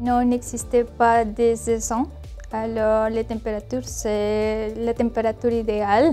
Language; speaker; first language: French; non-native, learner; Spanish